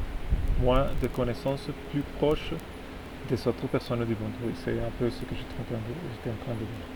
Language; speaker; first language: French; non-native, fluent; Spanish